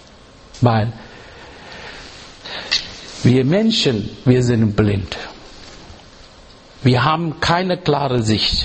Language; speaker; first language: German; non-native, learner; English